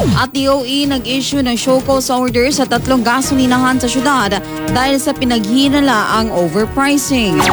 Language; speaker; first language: Filipino; non-native, local second language; Cebuano